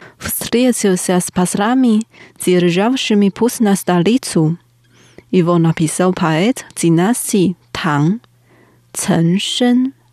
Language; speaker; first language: Russian; non-native, fluent; Chinese